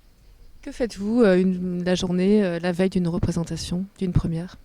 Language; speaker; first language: French; native; French